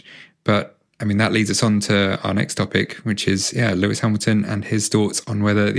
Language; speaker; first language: English; native; English